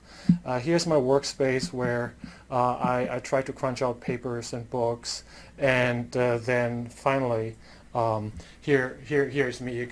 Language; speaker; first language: English; non-native, fluent; German